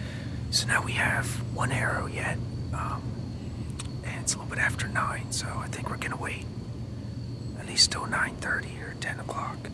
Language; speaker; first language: English; native; English